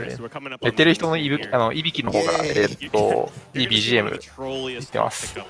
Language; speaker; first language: Japanese; native; Japanese